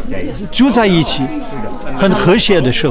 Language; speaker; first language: Chinese; non-native, fluent; English